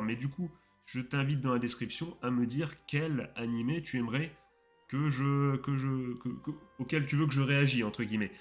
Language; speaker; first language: French; native; French